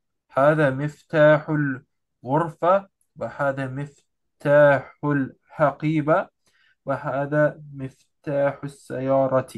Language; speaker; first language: Arabic; non-native, learner; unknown